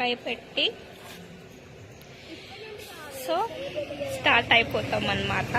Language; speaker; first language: Telugu; non-native, local second language; Hindi